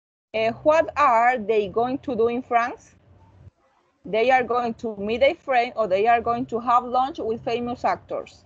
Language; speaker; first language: English; non-native, fluent; Spanish